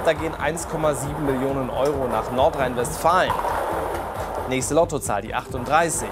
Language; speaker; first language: German; native; German